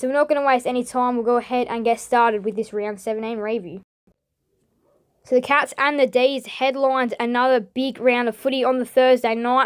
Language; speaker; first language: English; native; English